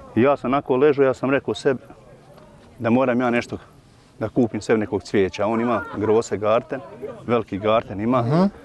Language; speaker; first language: Bosnian; native; Bosnian